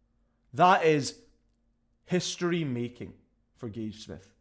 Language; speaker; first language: English; native; English